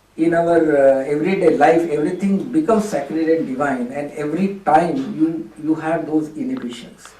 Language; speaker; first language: English; non-native, local second language; Hindi